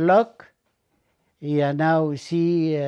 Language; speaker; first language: French; non-native, learner; Arabic